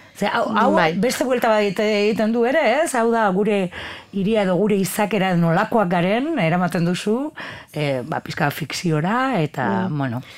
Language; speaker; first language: Basque; native; Basque